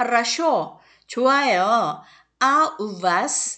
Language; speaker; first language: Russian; non-native, fluent; Korean